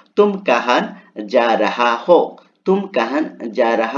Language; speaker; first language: Hindi; non-native, learner; Bangla